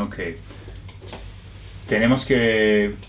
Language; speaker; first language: Spanish; non-native, fluent; English